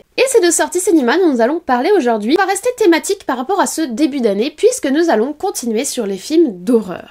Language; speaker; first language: French; native; French